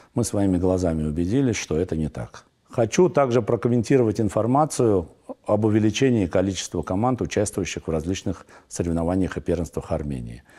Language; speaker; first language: Russian; non-native, local second language; Armenian